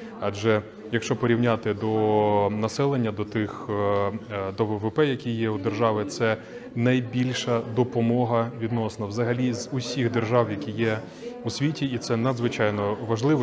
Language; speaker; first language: Ukrainian; native; Ukrainian